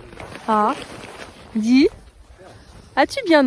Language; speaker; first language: French; native; French